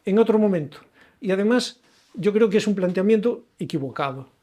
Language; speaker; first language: Spanish; native; Spanish